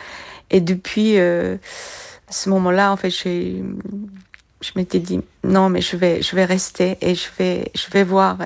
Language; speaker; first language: French; non-native, fluent; Korean